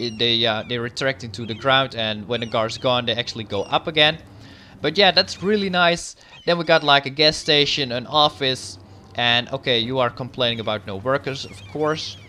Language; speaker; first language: English; non-native, fluent; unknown